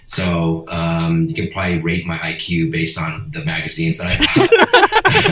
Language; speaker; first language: English; non-native, fluent; Italian